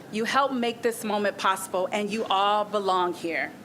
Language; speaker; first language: English; non-native, fluent; Spanish